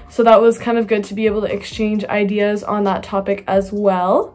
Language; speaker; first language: English; native; English